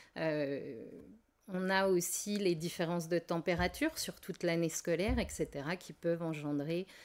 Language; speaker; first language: French; native; French